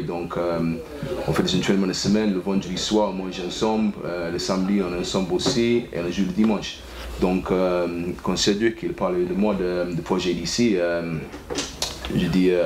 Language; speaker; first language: French; non-native, fluent; English